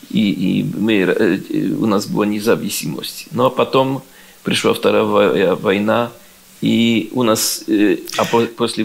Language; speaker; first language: Russian; non-native, learner; Polish